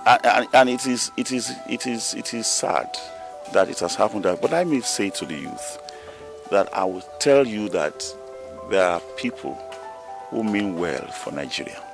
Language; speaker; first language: English; non-native, local second language; Yoruba